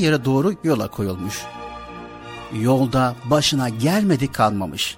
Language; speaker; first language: Turkish; native; Turkish